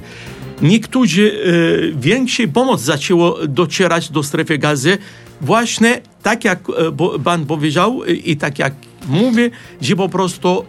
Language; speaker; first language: Polish; non-native, fluent; Arabic